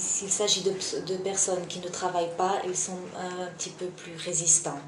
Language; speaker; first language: French; non-native, fluent; Portuguese